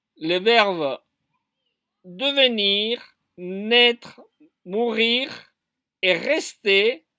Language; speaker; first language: French; non-native, fluent; Spanish